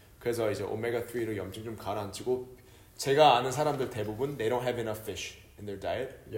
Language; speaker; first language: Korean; early bilingual, heritage; Korean